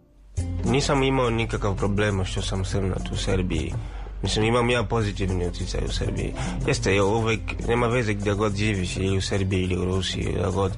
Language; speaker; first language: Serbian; non-native, fluent; Swahili